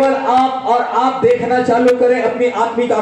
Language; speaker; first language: Hindi; native; Hindi